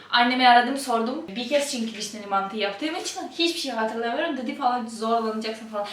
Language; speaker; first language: Turkish; non-native, learner; Ukrainian